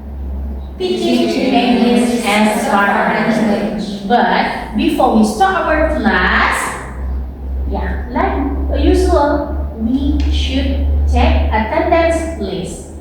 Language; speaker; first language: English; non-native, fluent; Indonesian